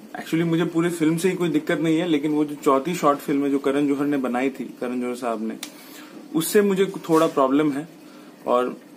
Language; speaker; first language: Hindi; non-native, local second language; Bangla